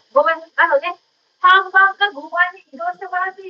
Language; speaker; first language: Japanese; native; Japanese